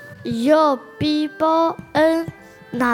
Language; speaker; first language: Spanish; non-native, learner; Chinese